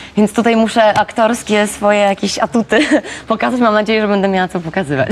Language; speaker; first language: Polish; non-native, local second language; Kashubian